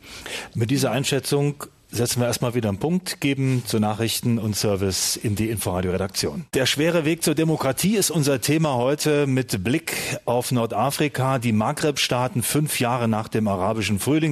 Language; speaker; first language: German; native; German